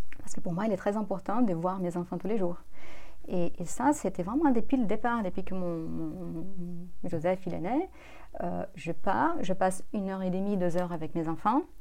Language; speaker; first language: French; non-native, fluent; Portuguese